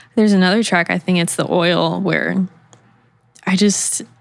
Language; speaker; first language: English; native; English